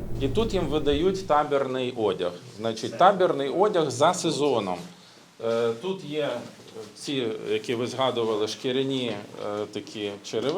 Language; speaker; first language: Ukrainian; native; Ukrainian